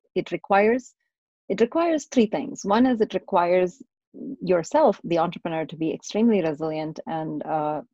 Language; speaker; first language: English; non-native, local second language; Tamil